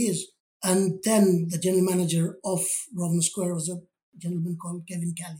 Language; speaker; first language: English; non-native, local second language; Bangla